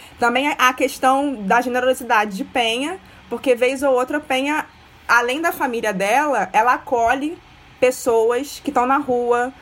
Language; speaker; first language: Portuguese; native; Portuguese